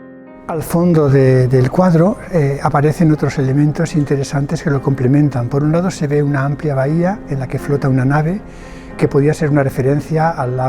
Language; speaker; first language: Spanish; native; Spanish